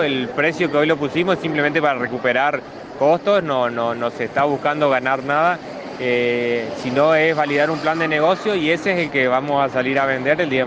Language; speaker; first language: Spanish; native; Spanish